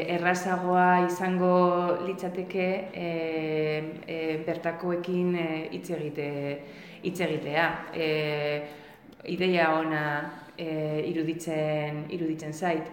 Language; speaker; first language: Basque; non-native, learner; Spanish